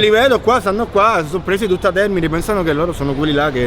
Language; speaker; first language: Italian; native; Italian